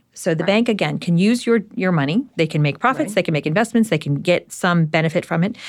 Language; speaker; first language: English; native; English